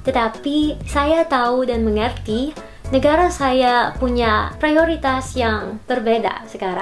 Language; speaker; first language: Indonesian; non-native, fluent; Filipino